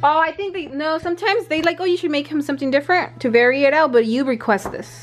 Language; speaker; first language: English; early bilingual, other home language; Spanish